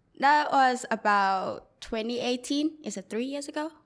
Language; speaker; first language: English; non-native, learner; Thai